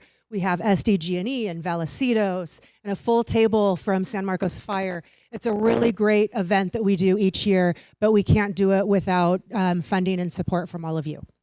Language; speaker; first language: English; native; English